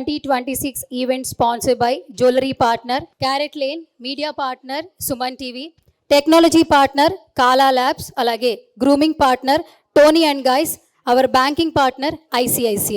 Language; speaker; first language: Telugu; native; Telugu